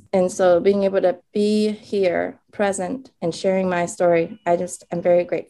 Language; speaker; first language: English; early bilingual, other home language; Chinese